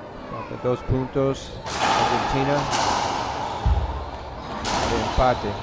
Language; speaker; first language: Spanish; non-native, learner; English